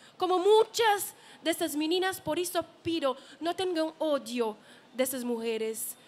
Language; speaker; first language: Spanish; non-native, learner; Portuguese